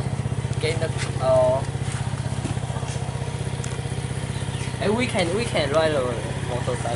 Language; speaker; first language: English; non-native, learner; Chinese